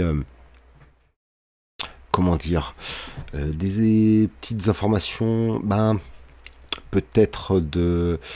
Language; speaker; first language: French; native; French